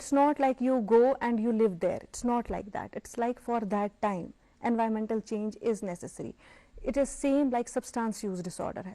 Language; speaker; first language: English; non-native, local second language; Urdu